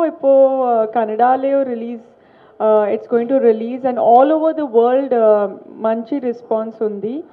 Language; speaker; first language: Telugu; non-native, learner; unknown